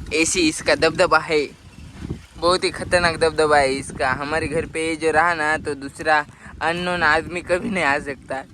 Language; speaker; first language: Hindi; non-native, local second language; Marathi